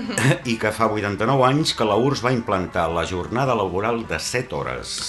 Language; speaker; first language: Catalan; native; Catalan